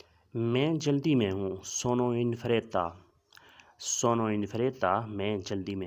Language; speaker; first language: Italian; non-native, learner; Urdu